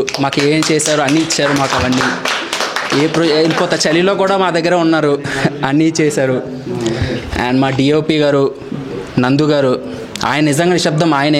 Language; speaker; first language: Telugu; native; Telugu